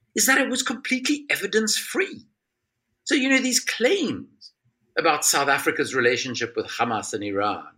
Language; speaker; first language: English; native; English